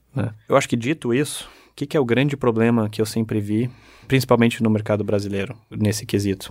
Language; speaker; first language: Portuguese; early bilingual, other home language; German